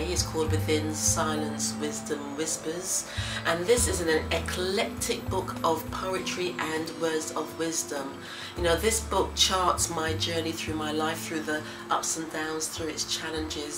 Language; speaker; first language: English; native; English